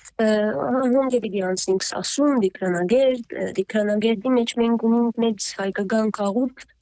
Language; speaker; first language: Armenian; early bilingual, heritage; Armenian